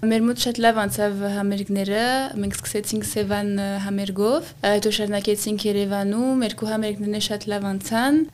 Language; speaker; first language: Armenian; early bilingual, heritage; Armenian